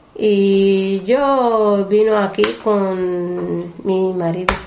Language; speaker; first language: Spanish; non-native, learner; Arabic